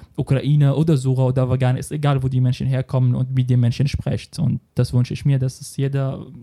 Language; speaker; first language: German; non-native, fluent; Arabic